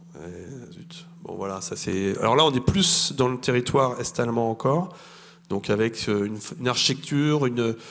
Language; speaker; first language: French; native; French